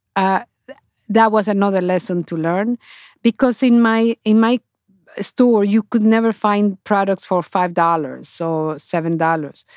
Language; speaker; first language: English; non-native, fluent; Spanish